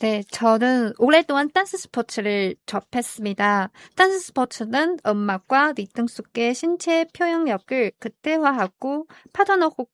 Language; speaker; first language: Korean; non-native, fluent; Chinese